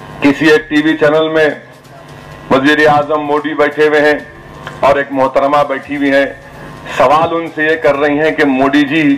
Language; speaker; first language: Urdu; native; Urdu